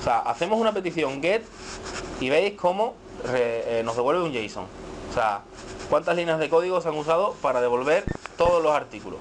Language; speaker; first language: Spanish; native; Spanish